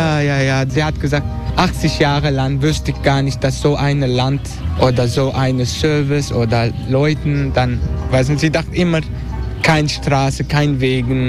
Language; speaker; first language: German; non-native, learner; Turkish